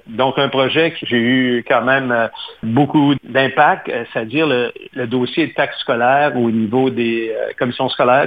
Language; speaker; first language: French; native; French